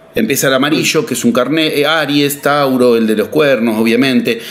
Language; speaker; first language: Spanish; native; Spanish